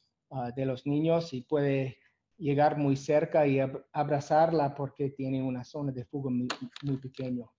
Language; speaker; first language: Spanish; non-native, learner; English